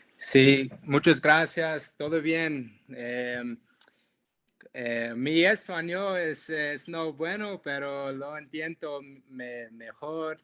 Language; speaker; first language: Spanish; non-native, learner; English